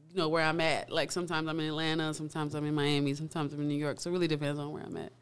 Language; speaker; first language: English; native; English